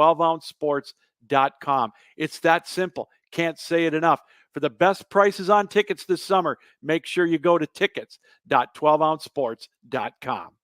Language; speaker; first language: English; native; English